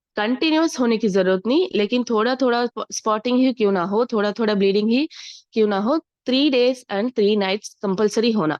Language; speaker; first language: Urdu; native; Urdu